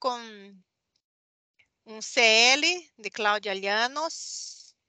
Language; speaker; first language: Spanish; non-native, learner; Portuguese